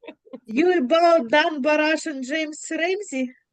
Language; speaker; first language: English; non-native, learner; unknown